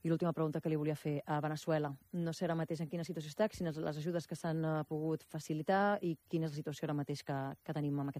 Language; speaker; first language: Catalan; native; Catalan